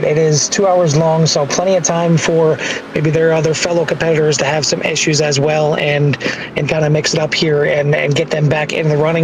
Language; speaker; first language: English; native; English